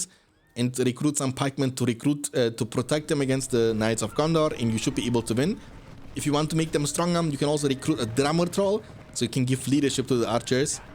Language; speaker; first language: English; non-native, fluent; German